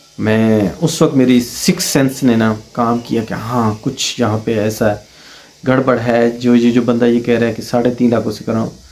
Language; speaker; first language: Urdu; non-native, local second language; Punjabi